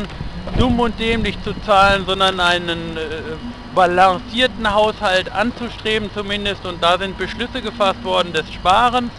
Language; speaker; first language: German; native; German